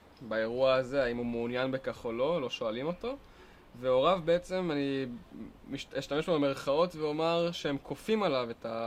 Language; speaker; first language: Hebrew; native; Hebrew